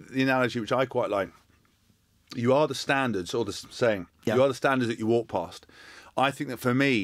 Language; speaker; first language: English; native; English